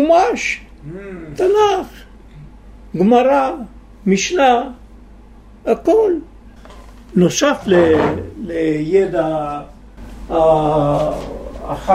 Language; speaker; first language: Hebrew; non-native, fluent; Italian